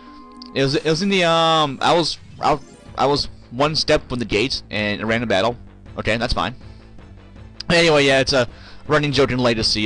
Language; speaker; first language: English; native; English